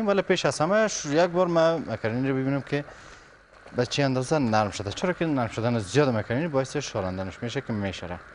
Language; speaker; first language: Persian; native; Persian